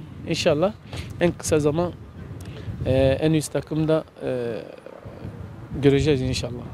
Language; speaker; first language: Turkish; non-native, learner; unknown